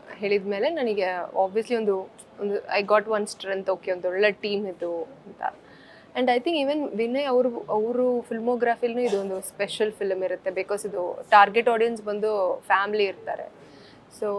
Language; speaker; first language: Kannada; early bilingual, heritage; Kannada